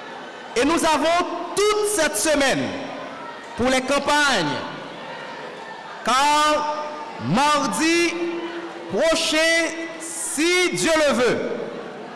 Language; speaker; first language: French; non-native, local second language; Haitian Creole